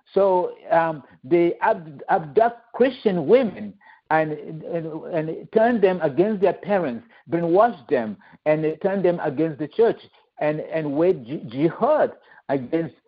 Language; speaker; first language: English; non-native, fluent; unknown